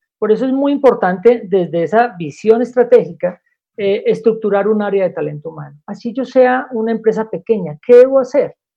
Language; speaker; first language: Spanish; native; Spanish